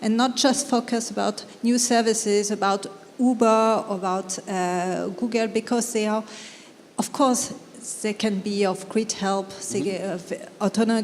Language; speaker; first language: English; non-native, fluent; French